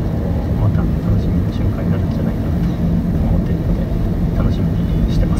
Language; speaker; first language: Japanese; native; Japanese